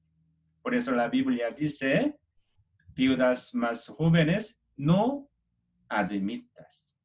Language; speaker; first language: Spanish; non-native, fluent; Korean